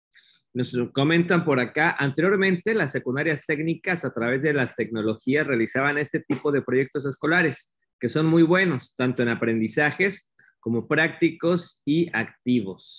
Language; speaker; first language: Spanish; native; Spanish